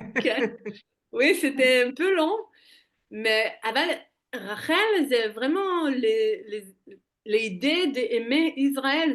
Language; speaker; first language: French; non-native, fluent; Hebrew